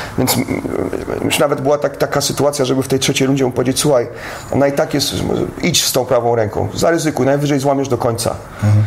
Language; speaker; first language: Polish; native; Polish